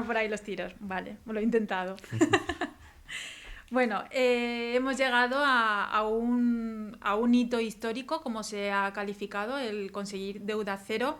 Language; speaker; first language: Spanish; native; Spanish